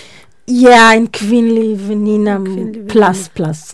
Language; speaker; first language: Danish; non-native, learner; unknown